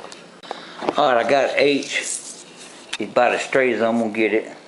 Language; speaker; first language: English; native; English